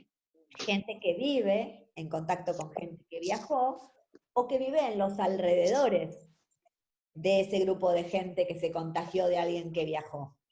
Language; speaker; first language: Spanish; native; Spanish